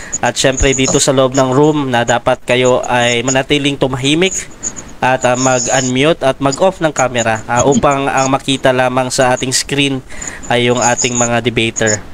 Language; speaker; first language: Filipino; non-native, local second language; Hiligaynon